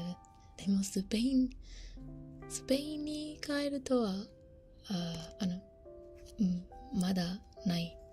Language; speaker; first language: Japanese; non-native, learner; Spanish